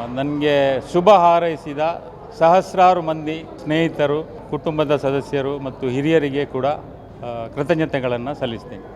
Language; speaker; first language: Kannada; non-native, local second language; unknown